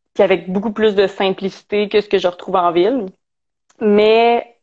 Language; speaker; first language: French; native; French